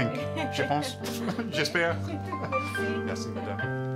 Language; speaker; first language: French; non-native, learner; English